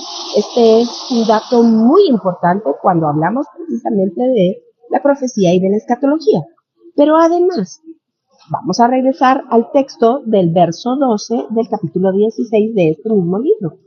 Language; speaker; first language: Spanish; native; Spanish